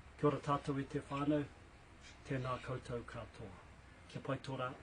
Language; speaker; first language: Māori; non-native, local second language; English